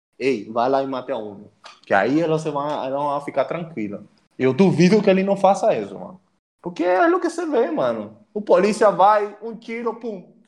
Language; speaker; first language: Portuguese; non-native, fluent; Spanish